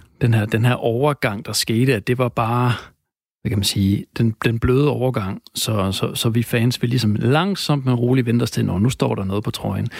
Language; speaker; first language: Danish; native; Danish